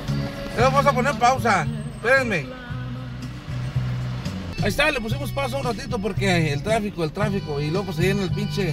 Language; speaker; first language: Spanish; native; Spanish